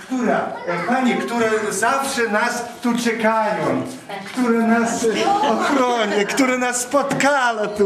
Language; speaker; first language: Polish; early bilingual, heritage; Polish